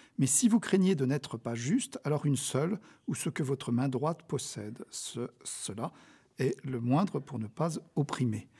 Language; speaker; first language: French; native; French